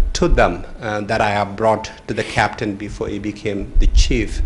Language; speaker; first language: English; non-native, fluent; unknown